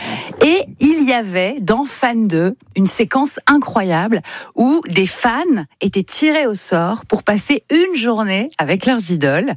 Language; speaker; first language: French; native; French